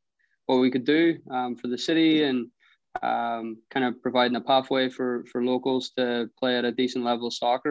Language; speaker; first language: English; native; English